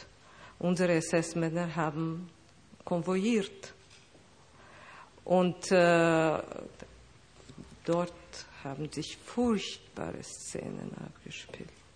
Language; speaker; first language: German; non-native, fluent; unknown